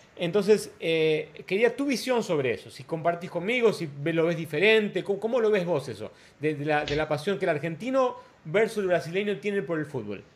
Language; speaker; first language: Spanish; non-native, fluent; Portuguese